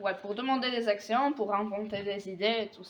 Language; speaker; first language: French; non-native, fluent; Polish